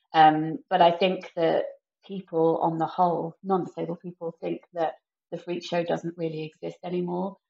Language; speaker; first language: English; native; English